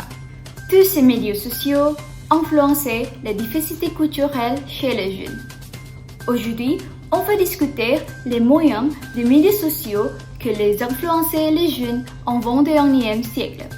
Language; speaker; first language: French; non-native, learner; Indonesian